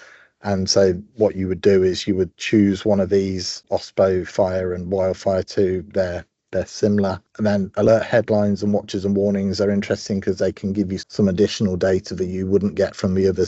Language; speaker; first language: English; native; English